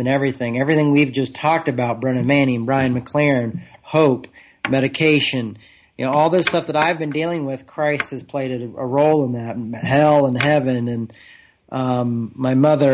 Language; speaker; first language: English; native; English